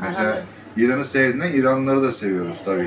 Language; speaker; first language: Turkish; native; Turkish